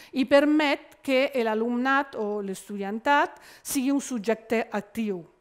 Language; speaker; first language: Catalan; non-native, fluent; Italian